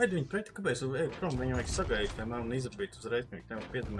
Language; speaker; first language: Latvian; native; Latvian